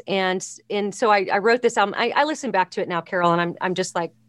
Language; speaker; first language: English; native; English